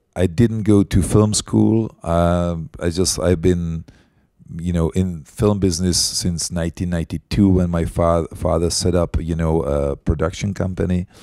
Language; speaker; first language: English; non-native, fluent; Czech